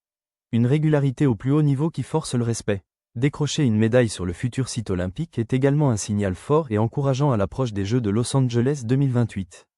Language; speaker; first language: French; native; French